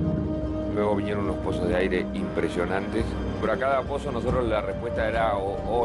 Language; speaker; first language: Spanish; native; Spanish